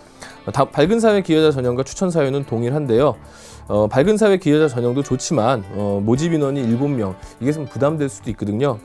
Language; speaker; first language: Korean; native; Korean